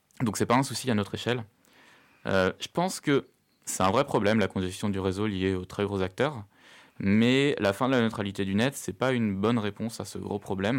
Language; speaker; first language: French; native; French